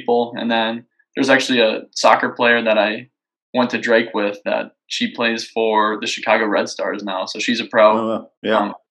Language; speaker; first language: English; native; English